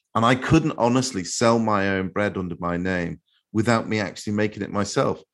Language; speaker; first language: English; native; English